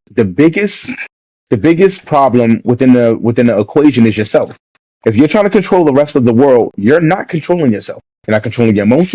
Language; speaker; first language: English; native; English